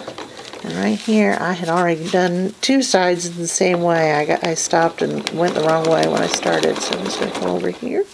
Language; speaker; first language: English; native; English